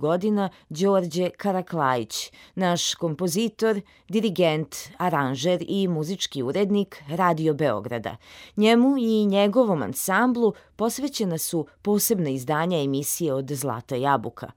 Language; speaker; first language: Serbian; native; Serbian